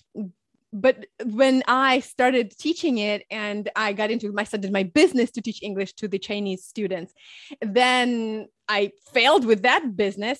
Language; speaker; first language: English; early bilingual, other home language; Russian